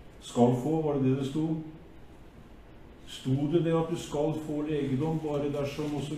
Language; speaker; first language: Norwegian; native; Norwegian